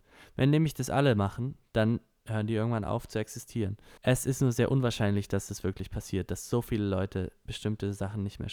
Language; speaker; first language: German; native; German